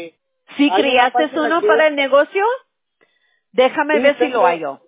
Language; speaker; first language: Spanish; early bilingual, heritage; Spanish